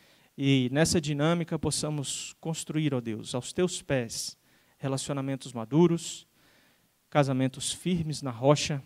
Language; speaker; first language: Portuguese; native; Portuguese